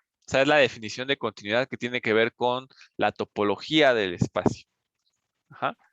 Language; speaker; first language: Spanish; native; Spanish